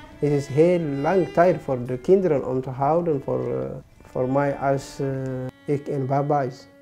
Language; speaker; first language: Dutch; non-native, learner; Tigrinya